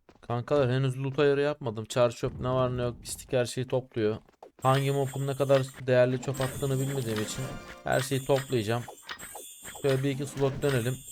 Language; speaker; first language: Turkish; native; Turkish